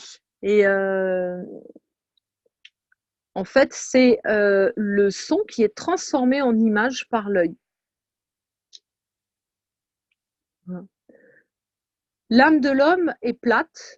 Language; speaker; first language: French; native; French